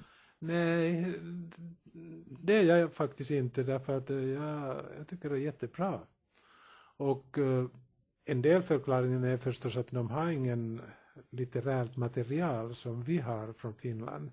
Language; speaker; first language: Swedish; non-native, local second language; Finnish